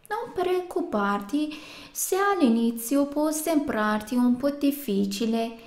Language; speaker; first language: Italian; non-native, fluent; Persian